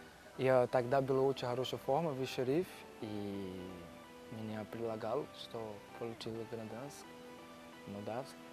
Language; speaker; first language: Russian; non-native, learner; Portuguese